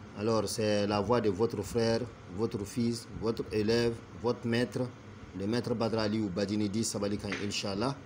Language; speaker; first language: French; non-native, local second language; Bambara